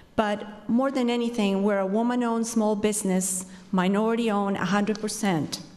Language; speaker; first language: English; non-native, fluent; Spanish